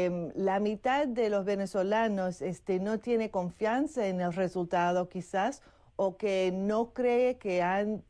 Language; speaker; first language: Spanish; non-native, fluent; English